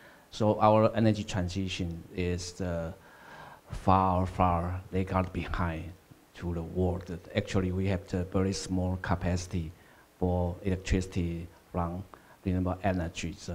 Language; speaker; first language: English; non-native, fluent; Chinese